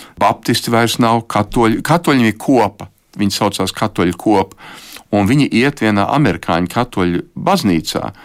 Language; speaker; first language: Latvian; early bilingual, heritage; Latvian